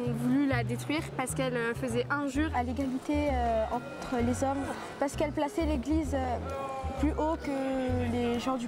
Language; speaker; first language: French; native; French